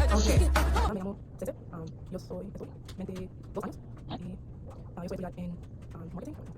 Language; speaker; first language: Spanish; non-native, learner; English